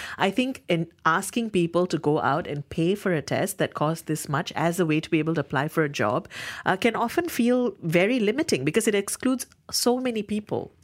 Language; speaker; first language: English; native; English